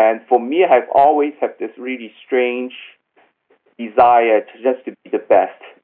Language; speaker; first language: English; non-native, local second language; Cantonese